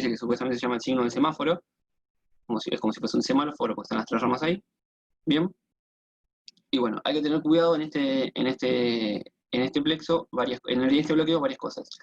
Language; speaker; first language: Spanish; native; Spanish